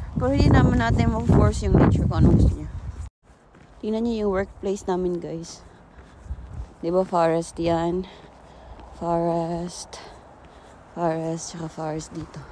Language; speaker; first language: Filipino; native; Filipino